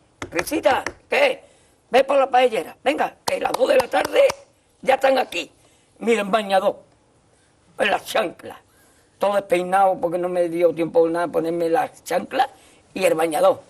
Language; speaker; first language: Spanish; native; Spanish